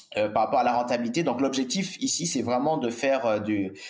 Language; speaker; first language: French; native; French